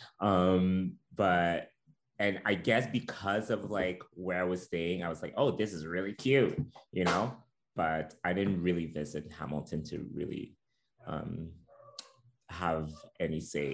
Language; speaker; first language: English; non-native, fluent; French